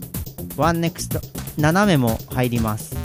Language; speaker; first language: Japanese; native; Japanese